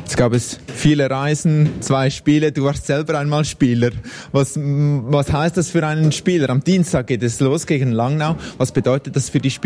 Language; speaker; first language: German; native; German